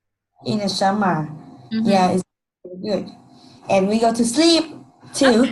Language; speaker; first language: English; non-native, learner; Vietnamese